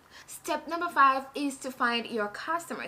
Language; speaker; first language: English; non-native, fluent; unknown